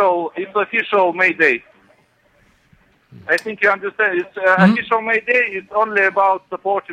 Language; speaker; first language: English; non-native, learner; Russian